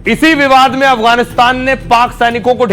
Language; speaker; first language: Hindi; native; Hindi